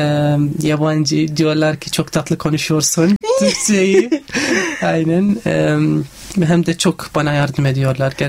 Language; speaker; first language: Turkish; non-native, learner; Arabic